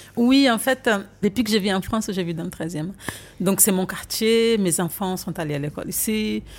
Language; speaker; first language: French; non-native, fluent; Portuguese